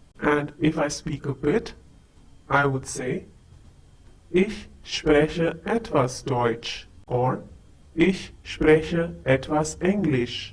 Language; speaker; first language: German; non-native, fluent; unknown